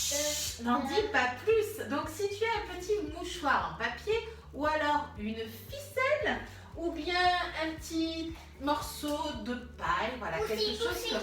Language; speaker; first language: French; native; French